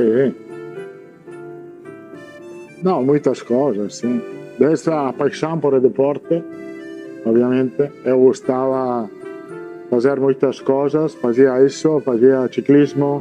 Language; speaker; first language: Portuguese; non-native, learner; Italian